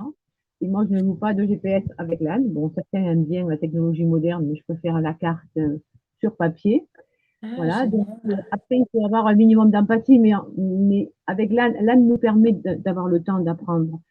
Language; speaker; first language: French; native; French